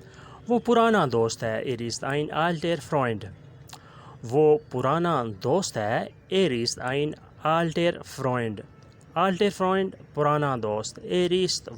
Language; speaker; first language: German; non-native, learner; Urdu